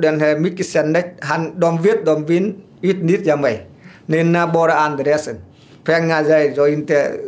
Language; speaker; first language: Swedish; non-native, learner; Vietnamese